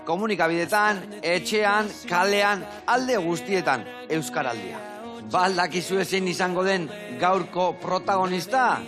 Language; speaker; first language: Basque; native; Basque